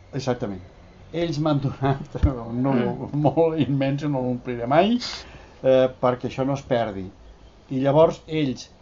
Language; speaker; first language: Catalan; non-native, local second language; Spanish